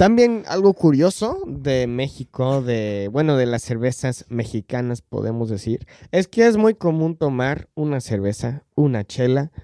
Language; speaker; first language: Spanish; non-native, fluent; English